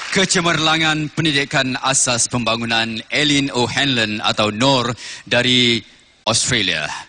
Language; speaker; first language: Malay; native; Malay